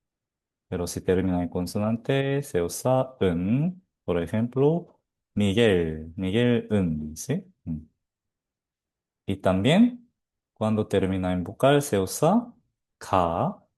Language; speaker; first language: Spanish; non-native, fluent; Korean